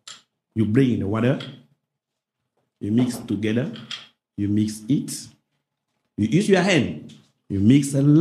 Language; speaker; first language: English; non-native, local second language; French